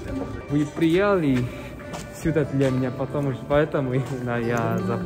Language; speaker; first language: Russian; non-native, learner; Korean